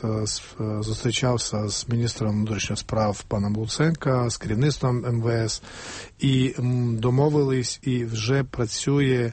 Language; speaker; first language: Ukrainian; non-native, fluent; Georgian